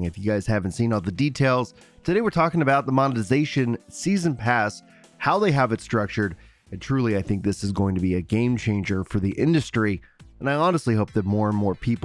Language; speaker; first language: English; native; English